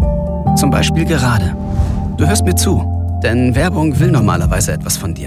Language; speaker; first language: German; native; German